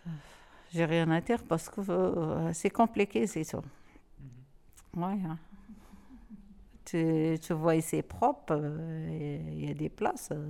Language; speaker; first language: French; non-native, learner; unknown